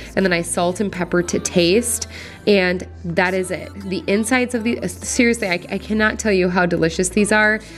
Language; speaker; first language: English; native; English